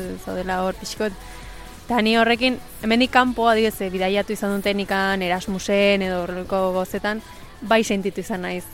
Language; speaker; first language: Basque; early bilingual, other home language; Spanish